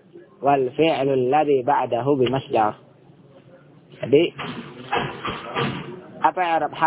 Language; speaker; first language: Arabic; non-native, fluent; Indonesian